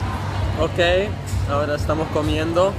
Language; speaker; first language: Spanish; non-native, learner; English